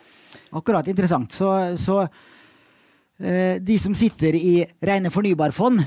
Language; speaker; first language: Norwegian; native; Norwegian